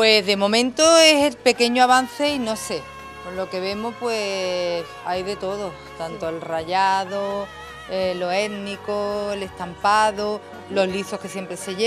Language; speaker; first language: Spanish; native; Spanish